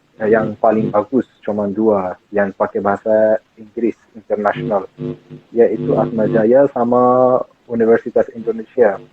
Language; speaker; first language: Indonesian; non-native, fluent; Persian